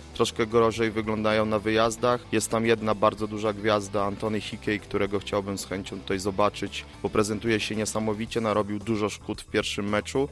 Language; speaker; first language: Polish; native; Polish